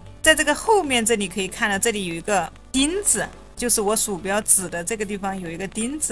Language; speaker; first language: Chinese; native; Chinese